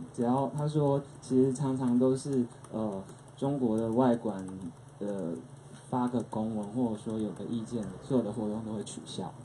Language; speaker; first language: Chinese; native; Chinese